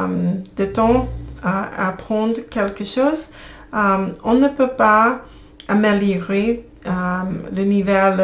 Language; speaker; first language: French; non-native, learner; English